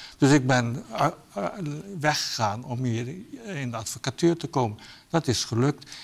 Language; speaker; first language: Dutch; native; Dutch